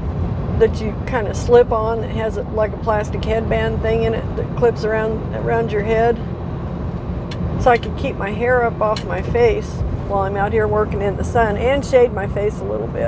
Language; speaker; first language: English; native; English